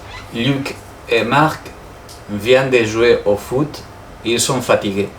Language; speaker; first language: French; non-native, learner; Spanish